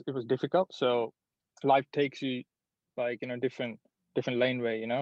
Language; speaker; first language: English; non-native, local second language; Punjabi